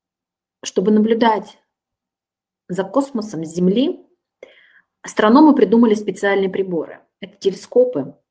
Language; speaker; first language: Russian; native; Russian